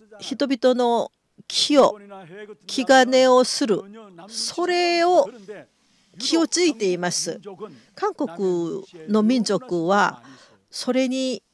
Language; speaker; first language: Japanese; non-native, fluent; Korean